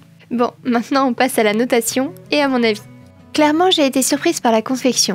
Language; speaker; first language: French; native; French